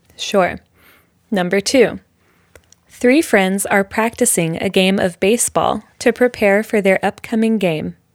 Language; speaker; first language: English; native; English